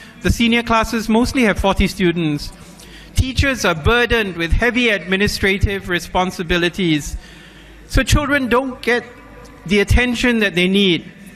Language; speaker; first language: English; native; English